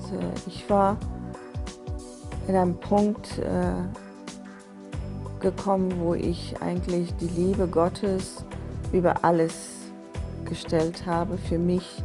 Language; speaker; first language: German; non-native, fluent; Persian